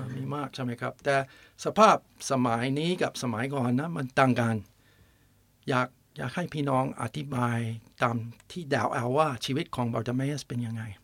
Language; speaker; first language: Thai; non-native, fluent; English